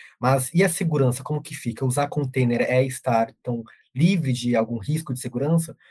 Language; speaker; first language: Portuguese; native; Portuguese